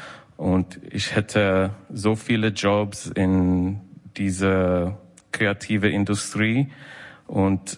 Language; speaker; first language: German; non-native, learner; English